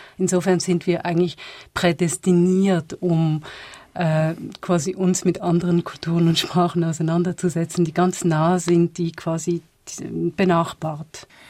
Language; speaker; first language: German; native; German